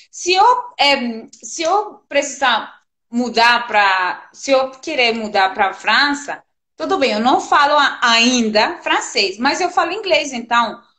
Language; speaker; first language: Portuguese; non-native, fluent; Spanish